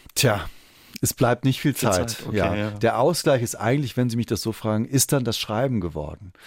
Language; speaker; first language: German; native; German